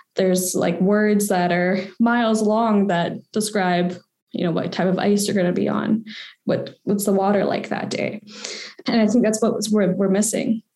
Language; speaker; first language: English; native; English